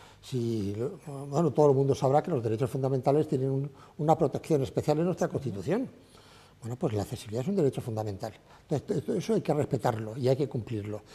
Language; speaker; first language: Spanish; native; Spanish